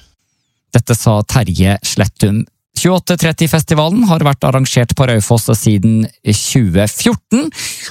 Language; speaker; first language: Norwegian; native; Norwegian